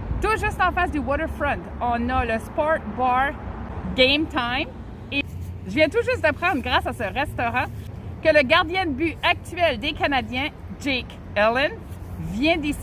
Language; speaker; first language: French; native; French